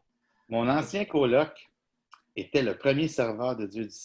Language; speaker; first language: French; native; French